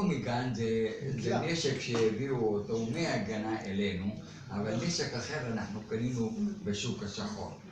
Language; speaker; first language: Hebrew; non-native, fluent; Arabic